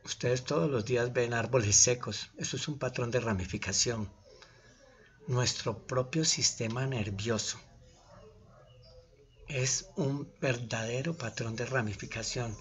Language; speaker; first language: Spanish; native; Spanish